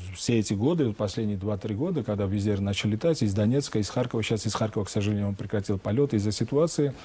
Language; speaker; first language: Russian; non-native, local second language; Georgian